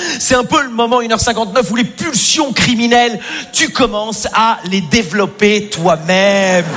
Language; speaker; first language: French; native; French